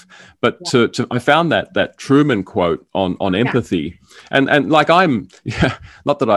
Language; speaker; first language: English; native; English